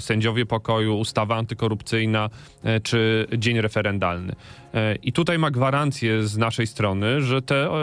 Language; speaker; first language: Polish; native; Polish